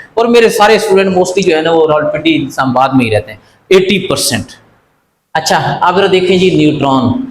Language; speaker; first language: Urdu; native; Urdu